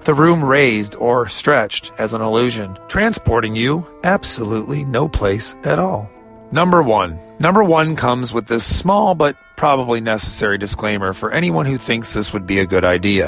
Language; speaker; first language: English; native; English